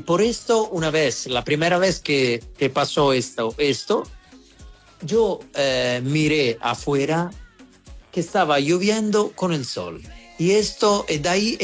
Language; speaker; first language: Spanish; non-native, learner; Italian